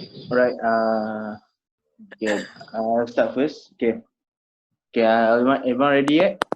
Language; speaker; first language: English; non-native, local second language; Malay